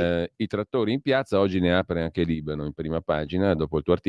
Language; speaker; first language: Italian; native; Italian